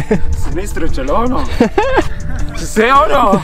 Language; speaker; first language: Italian; non-native, learner; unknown